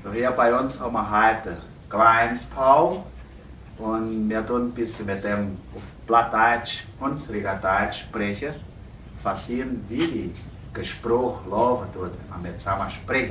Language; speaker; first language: German; early bilingual, heritage; German